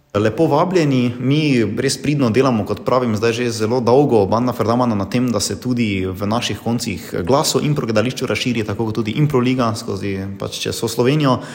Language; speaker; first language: Slovenian; native; Slovenian